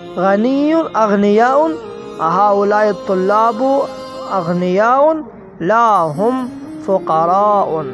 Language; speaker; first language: Arabic; non-native, fluent; Persian